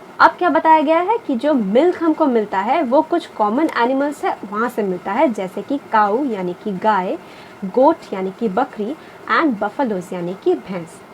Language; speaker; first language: Hindi; non-native, local second language; Bangla